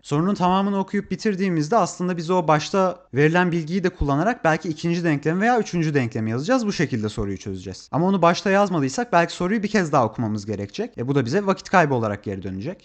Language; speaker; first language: Turkish; native; Turkish